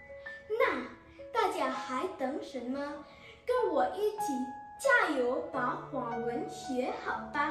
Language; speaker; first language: Chinese; early bilingual, heritage; Chinese